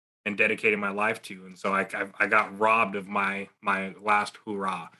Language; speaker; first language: English; native; English